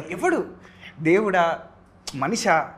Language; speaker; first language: Telugu; native; Telugu